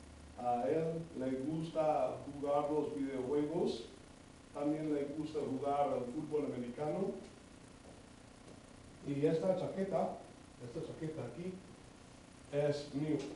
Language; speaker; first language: Spanish; non-native, fluent; English